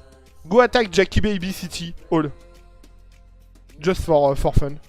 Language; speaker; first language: English; non-native, learner; French